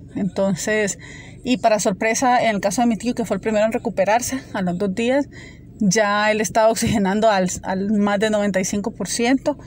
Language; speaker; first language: Spanish; native; Spanish